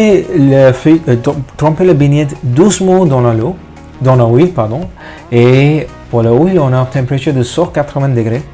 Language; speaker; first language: French; non-native, fluent; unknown